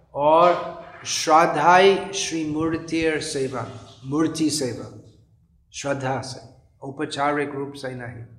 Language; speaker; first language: Hindi; non-native, fluent; English